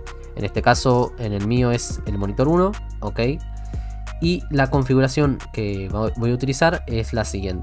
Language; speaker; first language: Spanish; native; Spanish